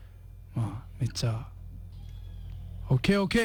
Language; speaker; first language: Japanese; non-native, learner; Korean